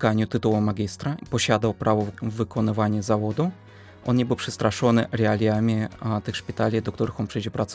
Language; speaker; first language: Polish; non-native, fluent; Russian